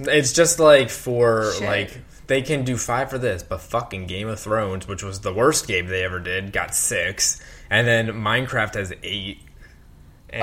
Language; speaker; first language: English; native; English